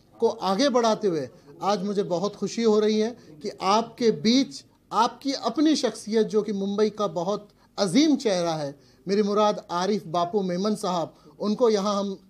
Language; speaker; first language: Hindi; native; Hindi